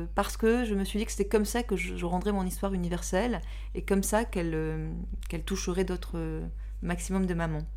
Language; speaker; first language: French; native; French